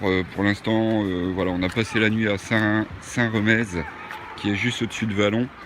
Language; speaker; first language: French; native; French